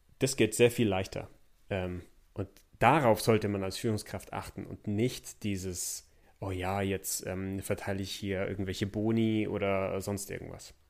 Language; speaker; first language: German; native; German